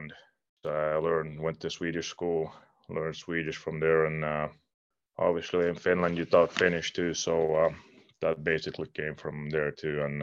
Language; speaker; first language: English; non-native, fluent; Finnish